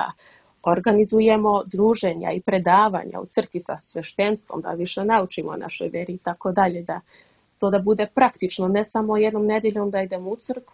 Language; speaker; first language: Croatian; early bilingual, heritage; Dutch